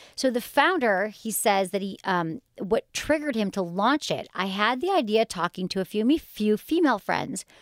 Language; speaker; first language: English; native; English